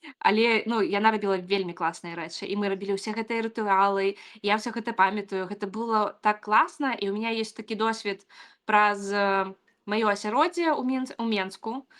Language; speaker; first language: Belarusian; non-native, local second language; Russian